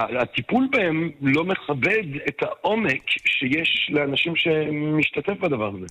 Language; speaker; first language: Hebrew; non-native, fluent; French